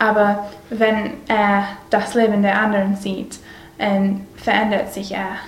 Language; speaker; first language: German; non-native, learner; English